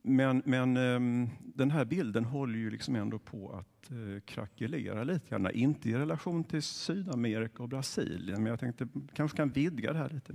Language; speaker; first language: Swedish; native; Swedish